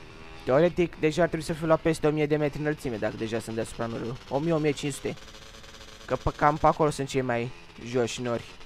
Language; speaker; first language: Romanian; native; Romanian